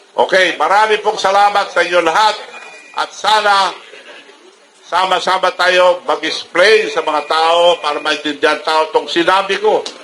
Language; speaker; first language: Filipino; non-native, local second language; Iloko